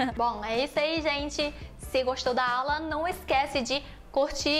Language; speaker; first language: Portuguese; non-native, fluent; Chinese